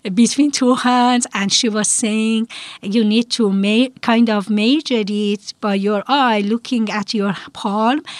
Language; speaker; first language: English; non-native, fluent; Persian